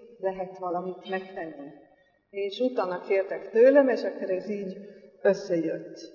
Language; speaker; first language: Hungarian; non-native, learner; German